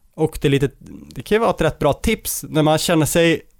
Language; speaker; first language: Swedish; native; Swedish